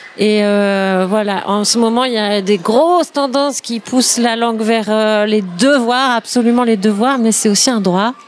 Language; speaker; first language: French; native; French